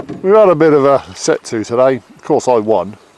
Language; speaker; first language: English; native; English